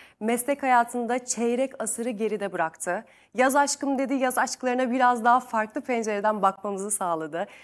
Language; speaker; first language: Turkish; native; Turkish